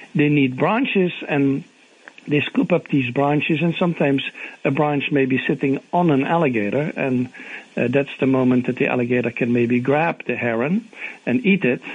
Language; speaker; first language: English; non-native, fluent; Dutch